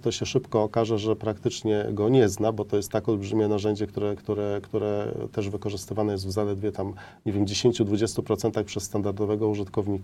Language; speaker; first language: Polish; native; Polish